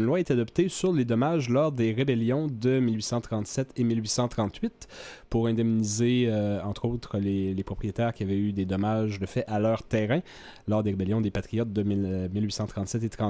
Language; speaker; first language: French; native; French